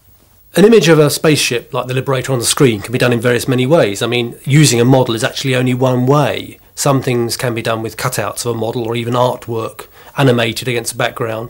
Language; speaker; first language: English; native; English